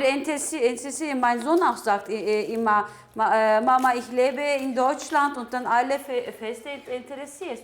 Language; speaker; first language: German; non-native, learner; Turkish